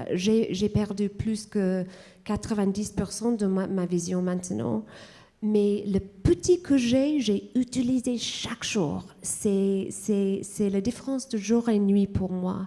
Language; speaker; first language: French; non-native, fluent; English